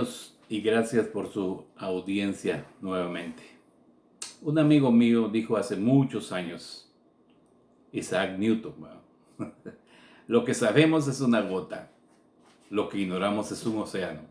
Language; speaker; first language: Spanish; native; Spanish